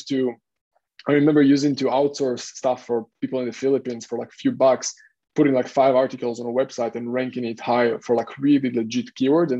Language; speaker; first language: English; non-native, fluent; Hebrew